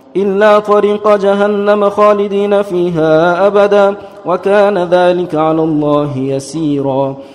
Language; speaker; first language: Arabic; non-native, fluent; Persian